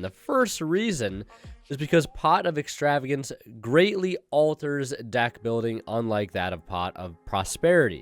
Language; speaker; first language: English; native; English